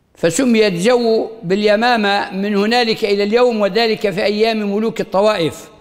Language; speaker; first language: Arabic; native; Arabic